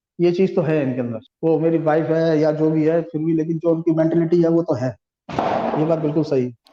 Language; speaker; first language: Hindi; non-native, local second language; Bangla